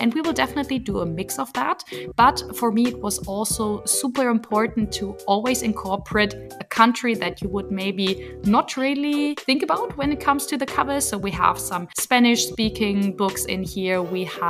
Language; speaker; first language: English; non-native, fluent; German